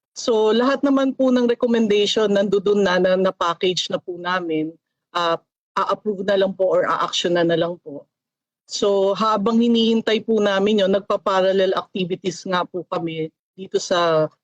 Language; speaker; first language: Filipino; native; Filipino